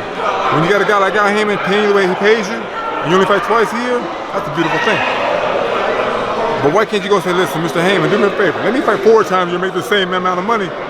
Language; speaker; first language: English; native; English